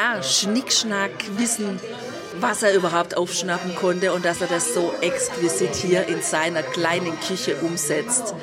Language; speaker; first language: German; native; German